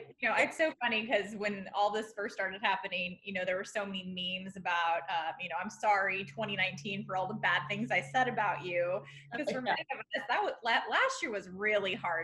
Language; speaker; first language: English; native; English